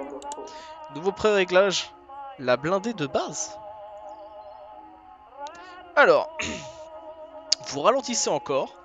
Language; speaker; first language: French; native; French